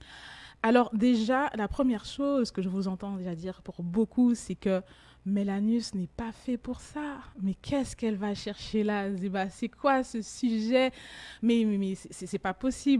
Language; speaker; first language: French; native; French